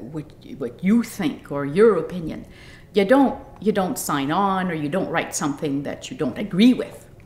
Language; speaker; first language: English; native; English